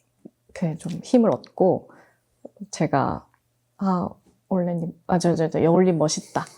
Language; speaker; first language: Korean; native; Korean